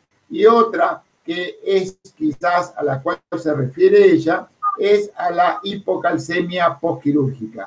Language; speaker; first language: Spanish; native; Spanish